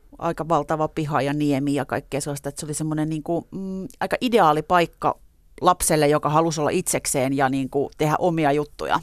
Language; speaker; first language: Finnish; native; Finnish